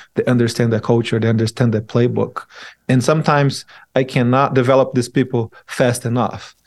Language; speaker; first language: English; non-native, fluent; Portuguese